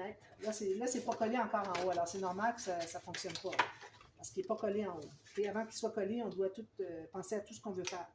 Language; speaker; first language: French; native; French